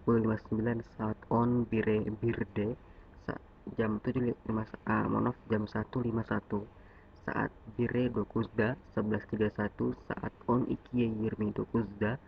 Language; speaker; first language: Turkish; non-native, learner; Indonesian